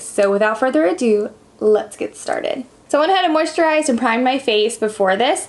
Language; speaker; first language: English; native; English